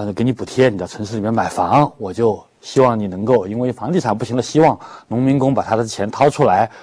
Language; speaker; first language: Chinese; native; Chinese